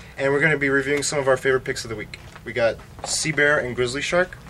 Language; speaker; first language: English; native; English